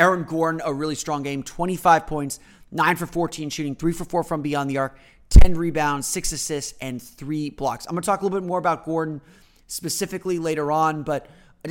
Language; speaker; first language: English; native; English